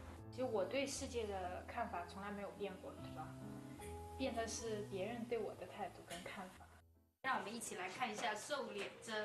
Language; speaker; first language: Chinese; native; Chinese